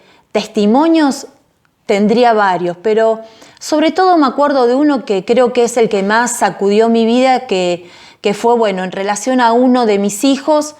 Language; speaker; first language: Spanish; native; Spanish